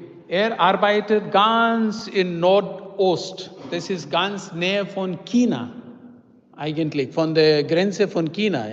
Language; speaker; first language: German; non-native, fluent; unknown